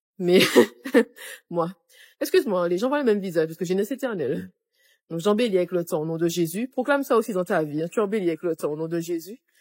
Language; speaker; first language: French; native; French